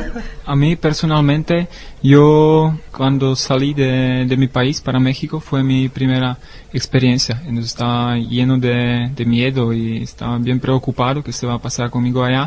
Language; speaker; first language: Spanish; non-native, learner; Czech